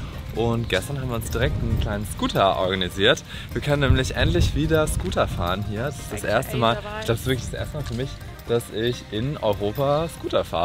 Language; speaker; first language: German; native; German